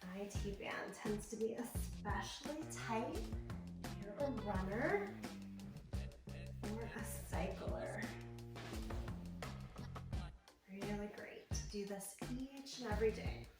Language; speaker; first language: English; native; English